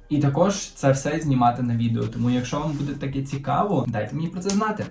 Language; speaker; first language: Ukrainian; non-native, local second language; Russian